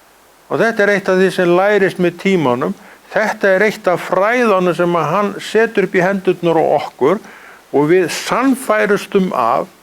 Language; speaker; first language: Icelandic; native; Icelandic